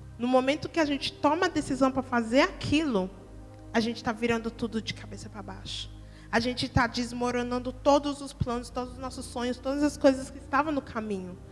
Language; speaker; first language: Portuguese; early bilingual, heritage; Portuguese